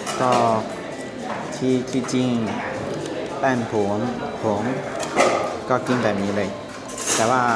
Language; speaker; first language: Thai; non-native, learner; Chinese